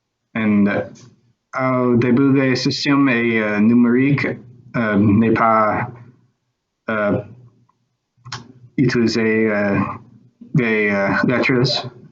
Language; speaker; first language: French; non-native, learner; English